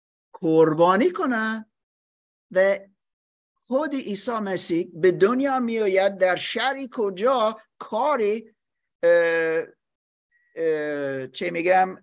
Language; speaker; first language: Persian; non-native, fluent; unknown